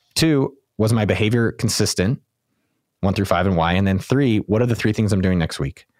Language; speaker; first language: English; native; English